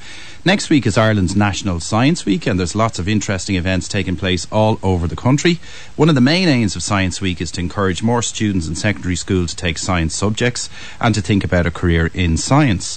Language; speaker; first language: English; native; English